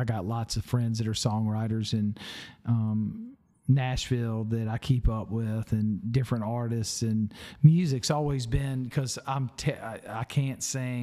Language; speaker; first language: English; native; English